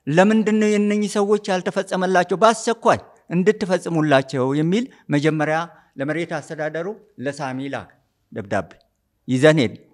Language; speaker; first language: Amharic; non-native, local second language; Oromo